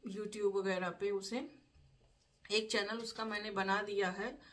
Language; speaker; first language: Hindi; native; Hindi